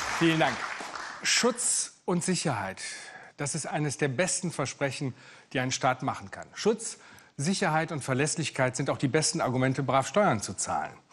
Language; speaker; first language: German; native; German